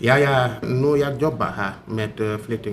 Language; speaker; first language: Swedish; non-native, learner; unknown